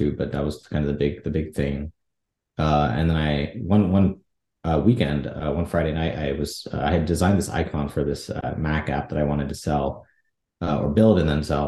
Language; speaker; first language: English; native; English